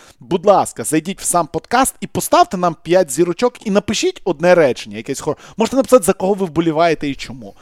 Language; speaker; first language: Ukrainian; non-native, local second language; Russian